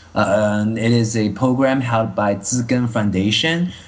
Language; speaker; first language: English; non-native, fluent; Chinese